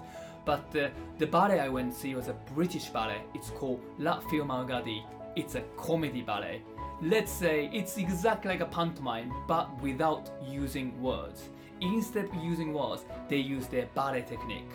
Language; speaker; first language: English; non-native, fluent; Japanese